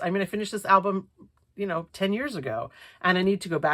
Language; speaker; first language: English; native; English